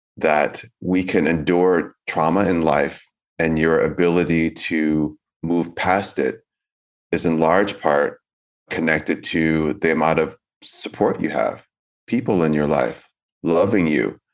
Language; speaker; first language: English; native; English